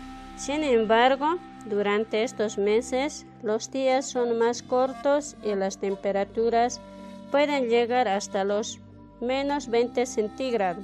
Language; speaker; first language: Spanish; native; Spanish